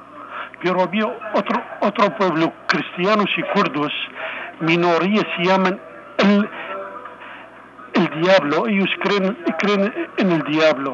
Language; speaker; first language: Spanish; non-native, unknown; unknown